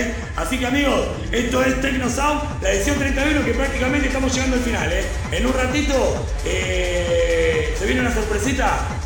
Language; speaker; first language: Spanish; native; Spanish